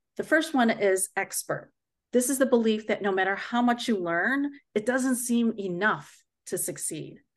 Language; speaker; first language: English; native; English